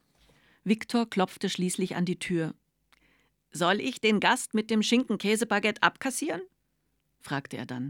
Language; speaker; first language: German; native; German